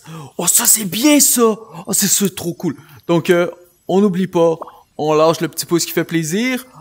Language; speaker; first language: French; native; French